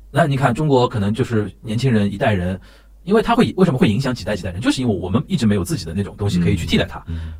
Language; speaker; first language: Chinese; native; Chinese